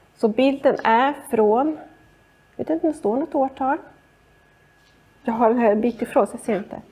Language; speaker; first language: Swedish; native; Swedish